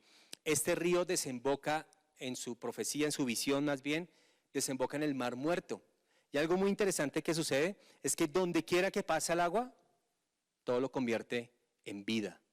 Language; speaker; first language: Spanish; native; Spanish